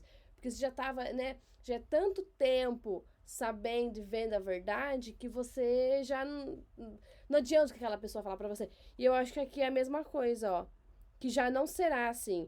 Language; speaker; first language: Portuguese; native; Portuguese